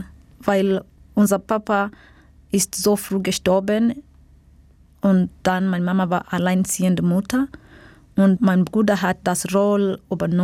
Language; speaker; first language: German; non-native, fluent; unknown